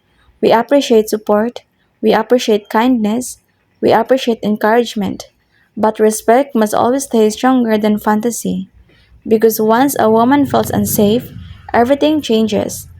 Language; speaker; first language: English; non-native, local second language; Filipino